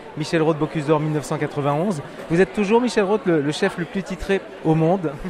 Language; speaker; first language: French; native; French